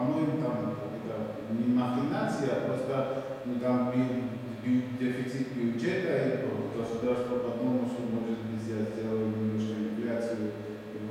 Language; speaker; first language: Russian; non-native, fluent; Georgian